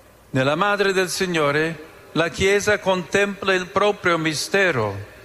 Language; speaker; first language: Italian; non-native, fluent; English